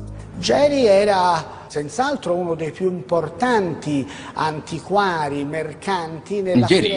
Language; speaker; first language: Italian; native; Italian